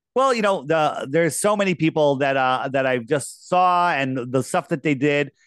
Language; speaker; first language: English; native; English